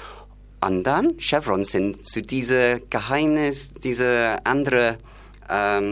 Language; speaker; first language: German; non-native, fluent; English